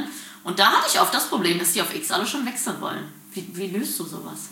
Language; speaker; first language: German; native; German